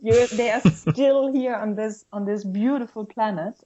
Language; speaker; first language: English; non-native, fluent; German